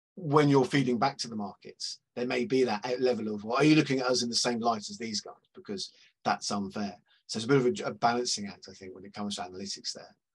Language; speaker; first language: English; native; English